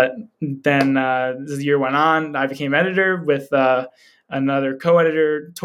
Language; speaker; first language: English; native; English